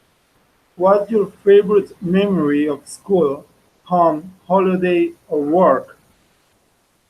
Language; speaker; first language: English; non-native, fluent; Spanish